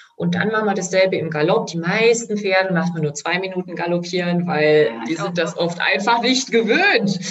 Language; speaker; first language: German; native; German